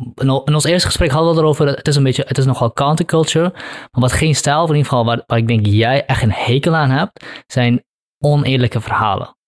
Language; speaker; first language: Dutch; early bilingual, other home language; Kurdish